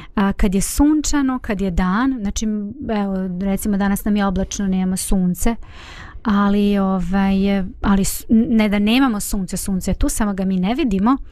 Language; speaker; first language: Bosnian; native; Bosnian